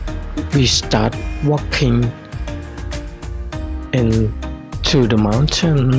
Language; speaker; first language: English; non-native, learner; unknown